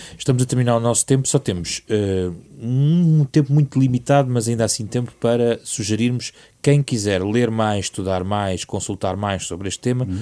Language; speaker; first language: Portuguese; native; Portuguese